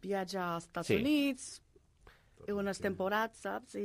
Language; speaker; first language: Catalan; non-native, learner; English